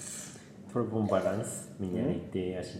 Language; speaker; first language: French; non-native, learner; Japanese